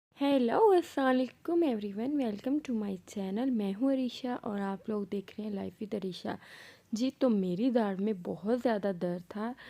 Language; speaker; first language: Urdu; non-native, local second language; Punjabi